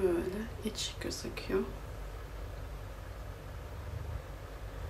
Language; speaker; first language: Turkish; non-native, fluent; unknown